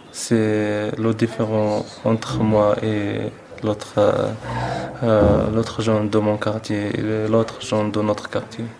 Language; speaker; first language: French; non-native, learner; Arabic